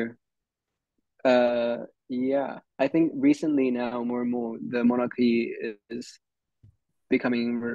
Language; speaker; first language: English; early bilingual, other home language; Hindi